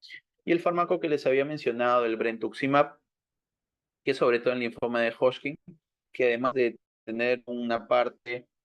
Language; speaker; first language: Spanish; native; Spanish